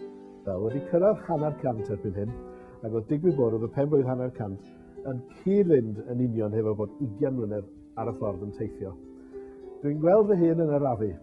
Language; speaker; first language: Welsh; native; Welsh